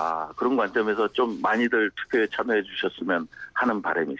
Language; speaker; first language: Korean; native; Korean